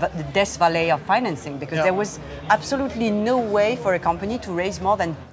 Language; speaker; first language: English; non-native, fluent; Korean